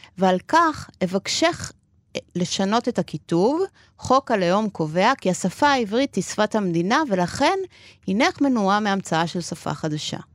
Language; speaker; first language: Hebrew; non-native, fluent; Spanish